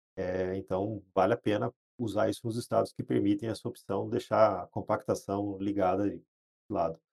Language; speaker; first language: Portuguese; native; Portuguese